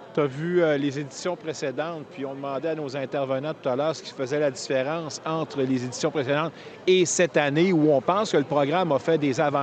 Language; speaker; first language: French; native; French